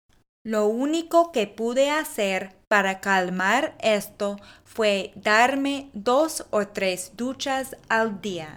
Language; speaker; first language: Spanish; non-native, fluent; English